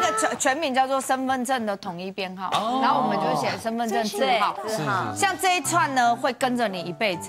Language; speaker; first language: Chinese; native; Chinese